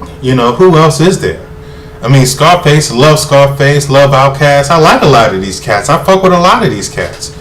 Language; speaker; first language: English; native; English